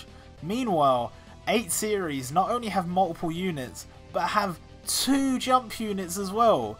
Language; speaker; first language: English; native; English